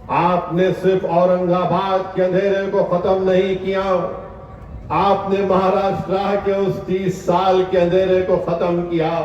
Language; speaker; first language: Urdu; native; Urdu